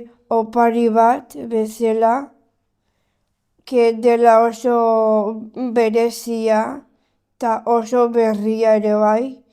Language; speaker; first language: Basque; non-native, local second language; Spanish